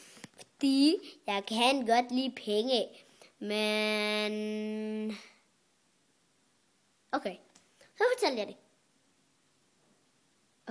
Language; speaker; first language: Danish; early bilingual, other home language; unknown